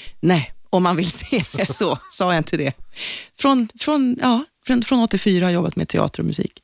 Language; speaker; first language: Swedish; native; Swedish